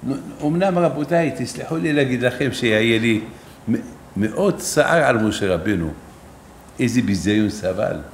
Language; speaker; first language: Hebrew; non-native, fluent; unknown